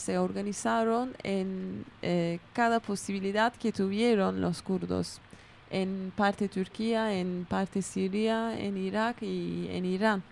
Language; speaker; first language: Spanish; non-native, fluent; Kurdish